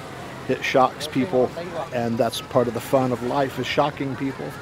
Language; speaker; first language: English; native; English